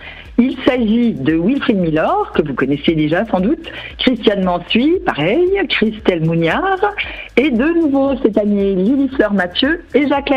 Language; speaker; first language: French; native; French